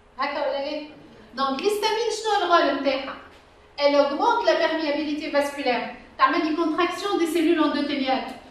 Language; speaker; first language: French; non-native, local second language; Arabic